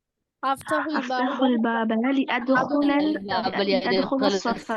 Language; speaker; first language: Arabic; non-native, learner; Tamil